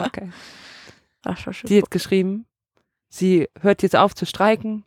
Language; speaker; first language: German; native; German